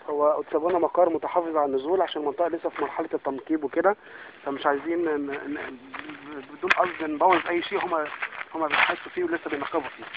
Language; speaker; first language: Arabic; native; Arabic